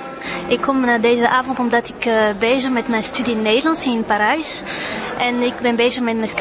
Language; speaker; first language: Dutch; early bilingual, other home language; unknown